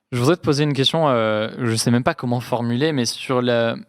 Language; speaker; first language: French; native; French